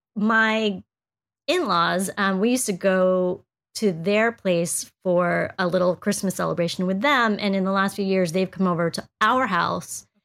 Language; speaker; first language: English; native; English